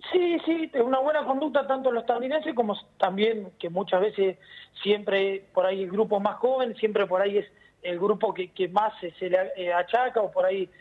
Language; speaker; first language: Spanish; native; Spanish